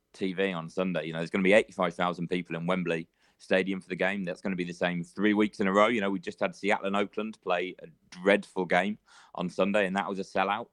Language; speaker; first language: English; native; English